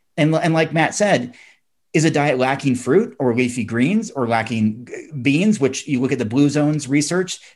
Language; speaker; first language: English; native; English